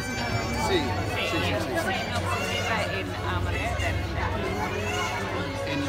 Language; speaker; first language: Spanish; non-native, learner; English